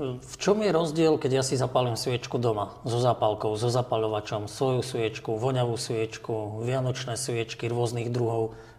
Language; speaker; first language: Slovak; native; Slovak